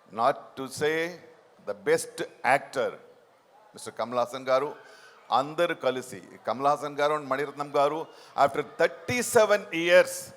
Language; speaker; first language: Telugu; non-native, local second language; Tamil